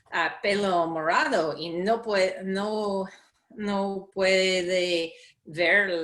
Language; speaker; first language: Spanish; non-native, learner; English